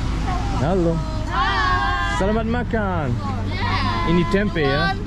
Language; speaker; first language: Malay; non-native, learner; English